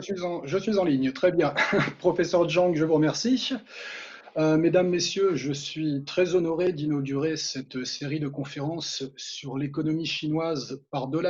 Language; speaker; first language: French; native; French